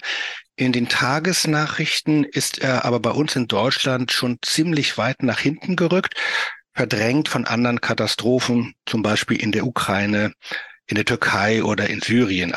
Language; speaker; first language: German; native; German